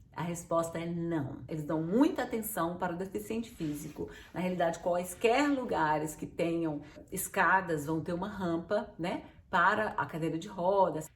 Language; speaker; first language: Portuguese; native; Portuguese